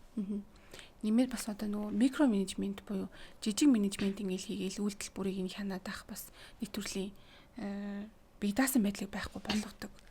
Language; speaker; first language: Mongolian; native; Mongolian